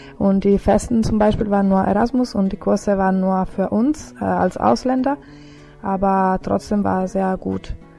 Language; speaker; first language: German; non-native, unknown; Italian